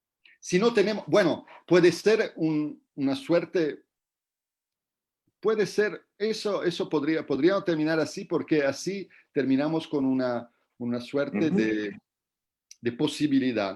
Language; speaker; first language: Spanish; non-native, fluent; Italian